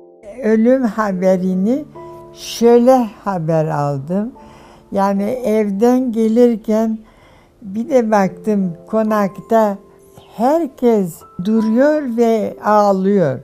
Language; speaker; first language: Turkish; non-native, fluent; German